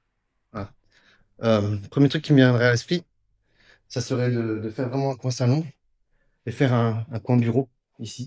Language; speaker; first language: French; native; French